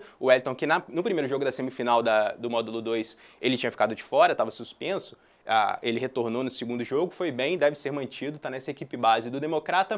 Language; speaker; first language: Portuguese; native; Portuguese